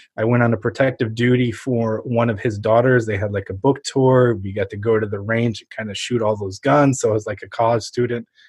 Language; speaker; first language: English; early bilingual, other home language; Ukrainian